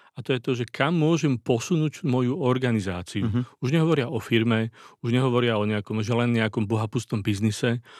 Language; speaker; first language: Slovak; native; Slovak